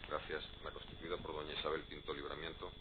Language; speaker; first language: Spanish; native; Spanish